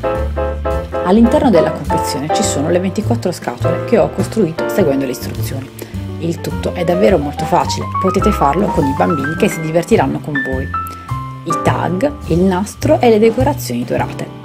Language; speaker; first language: Italian; native; Italian